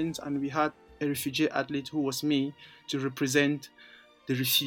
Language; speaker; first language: English; non-native, local second language; French